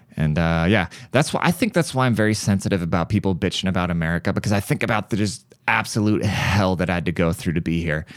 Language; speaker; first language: English; early bilingual, other home language; German